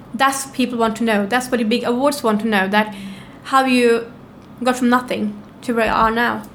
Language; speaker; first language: English; non-native, fluent; Norwegian